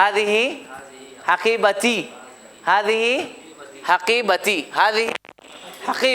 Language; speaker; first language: Arabic; non-native, fluent; Urdu